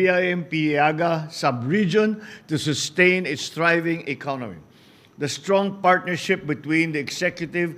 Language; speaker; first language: English; non-native, local second language; Filipino